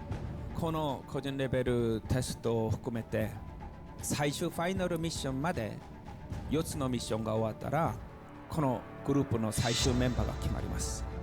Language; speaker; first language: Japanese; non-native, fluent; Korean